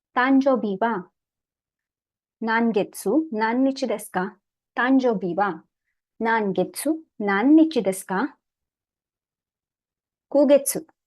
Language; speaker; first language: Japanese; non-native, learner; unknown